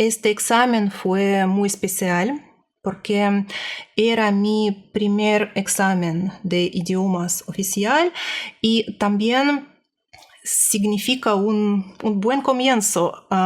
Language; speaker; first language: Spanish; non-native, learner; Russian